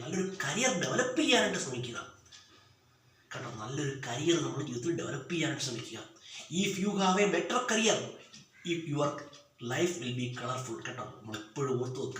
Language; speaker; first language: Malayalam; native; Malayalam